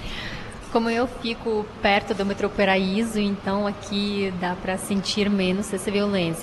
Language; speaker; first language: Portuguese; non-native, fluent; Ukrainian